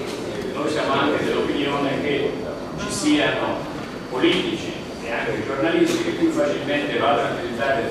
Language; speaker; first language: Italian; native; Italian